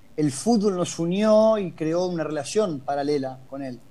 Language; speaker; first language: Spanish; native; Spanish